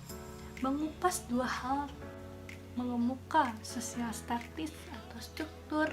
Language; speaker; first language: Indonesian; native; Indonesian